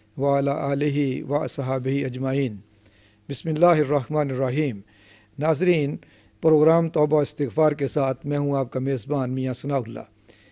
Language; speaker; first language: Urdu; native; Urdu